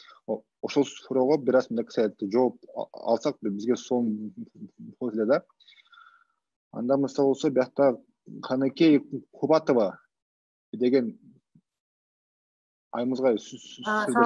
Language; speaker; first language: Kyrgyz; non-native, local second language; Russian